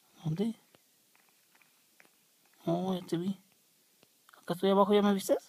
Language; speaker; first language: Spanish; native; Spanish